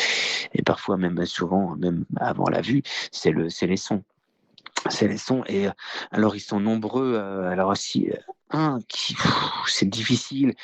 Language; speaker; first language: French; native; French